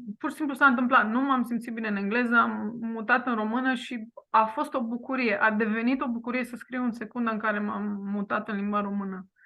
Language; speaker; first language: Romanian; native; Romanian